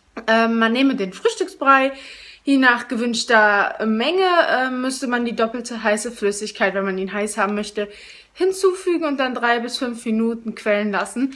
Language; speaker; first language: German; native; German